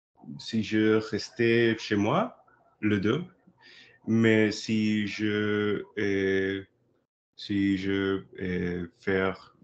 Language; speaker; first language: French; non-native, learner; English